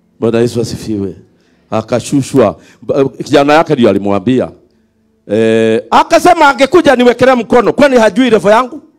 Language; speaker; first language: Swahili; non-native, local second language; Kikuyu